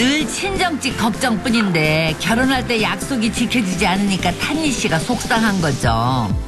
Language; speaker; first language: Korean; native; Korean